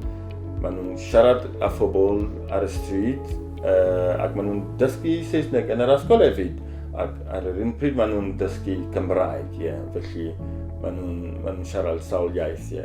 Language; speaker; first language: Welsh; non-native, fluent; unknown